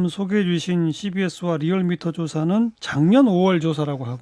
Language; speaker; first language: Korean; native; Korean